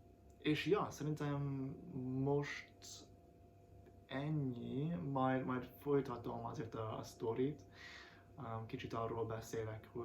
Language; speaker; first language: Hungarian; non-native, fluent; English